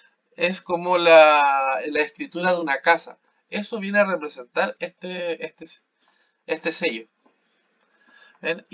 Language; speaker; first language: Spanish; native; Spanish